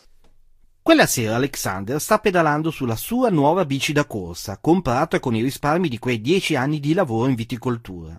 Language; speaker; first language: Italian; native; Italian